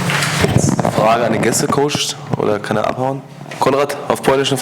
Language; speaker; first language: German; native; German